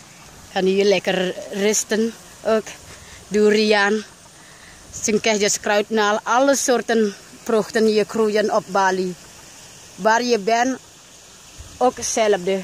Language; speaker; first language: Dutch; non-native, learner; Balinese